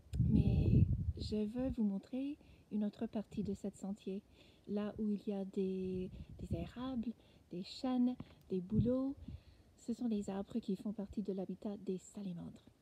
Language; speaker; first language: French; non-native, learner; English